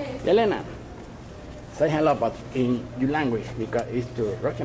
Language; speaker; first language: English; non-native, learner; Spanish